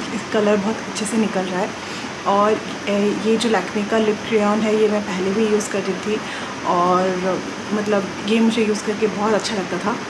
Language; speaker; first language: Hindi; non-native, local second language; Assamese